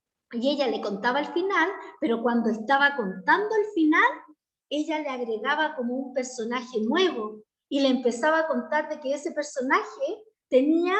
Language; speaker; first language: Spanish; native; Spanish